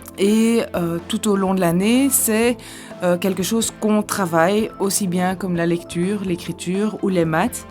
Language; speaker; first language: French; native; French